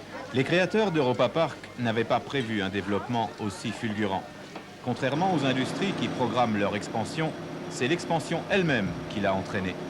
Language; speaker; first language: French; native; French